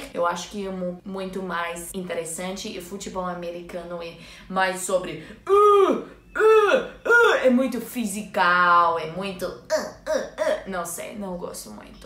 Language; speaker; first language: Portuguese; non-native, learner; English